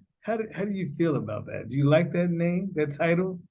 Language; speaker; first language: English; native; English